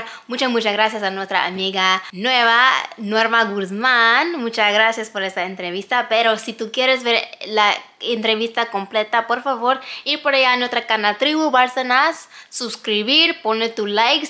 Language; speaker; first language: Spanish; non-native, learner; English